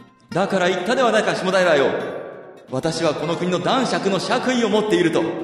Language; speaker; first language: Japanese; native; Japanese